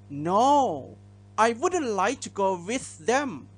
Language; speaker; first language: English; non-native, fluent; Thai